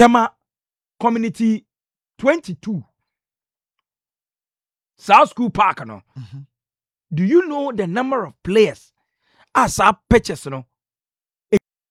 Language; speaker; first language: English; non-native, local second language; Akan